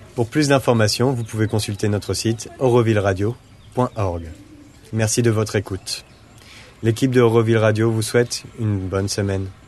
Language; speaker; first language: French; native; French